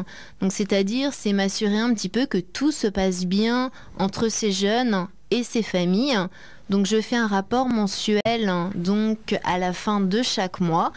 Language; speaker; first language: French; native; French